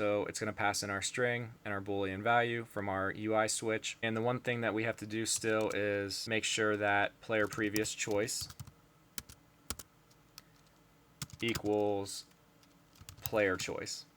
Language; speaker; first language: English; native; English